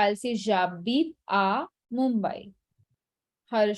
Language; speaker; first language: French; non-native, fluent; Hindi